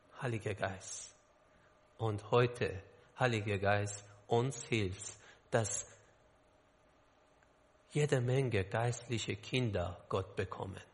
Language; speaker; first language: German; non-native, learner; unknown